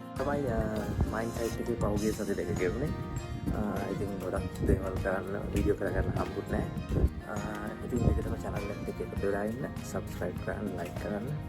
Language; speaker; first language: Sinhala; native; Sinhala